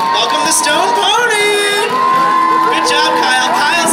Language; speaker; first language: English; native; English